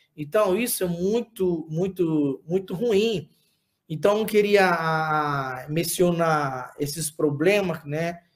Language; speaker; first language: Portuguese; non-native, local second language; Yanomámi